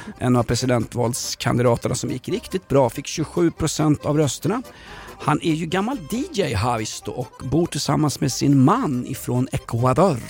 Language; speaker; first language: Swedish; native; Swedish